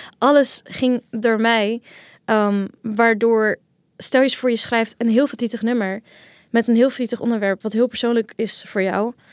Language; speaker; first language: Dutch; early bilingual, other home language; Kurdish